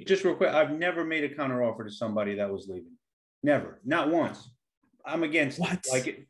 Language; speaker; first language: English; native; English